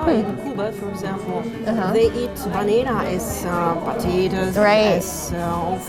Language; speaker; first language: English; non-native, learner; Russian